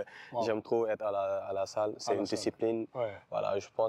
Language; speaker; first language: French; non-native, local second language; Wolof